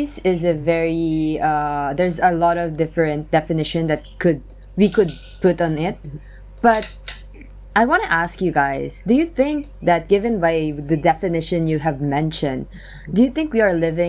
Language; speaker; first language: English; non-native, local second language; Filipino